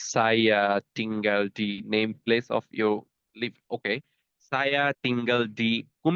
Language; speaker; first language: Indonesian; non-native, learner; Bangla